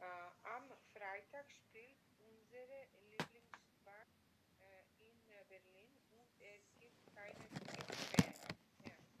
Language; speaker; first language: German; non-native, learner; Macedonian